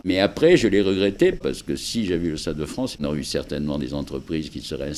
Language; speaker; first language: French; native; French